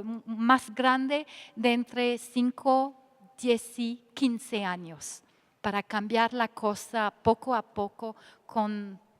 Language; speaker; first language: Spanish; non-native, fluent; French